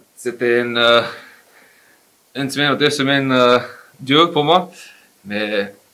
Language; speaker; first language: French; non-native, learner; English